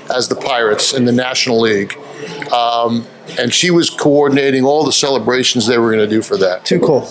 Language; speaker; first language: English; native; English